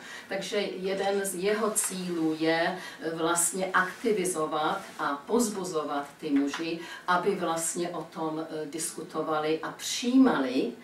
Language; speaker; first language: Czech; early bilingual, heritage; Czech